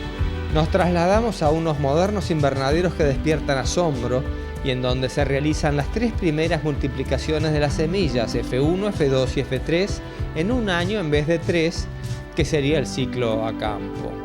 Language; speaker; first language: Spanish; native; Spanish